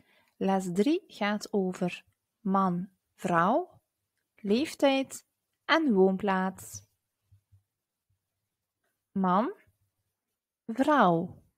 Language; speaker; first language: Dutch; early bilingual, other home language; Turkish